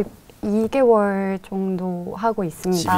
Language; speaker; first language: Korean; non-native, fluent; Norwegian